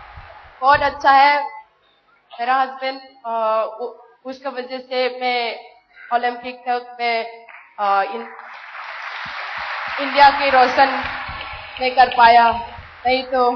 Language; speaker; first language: Hindi; non-native, local second language; Manipuri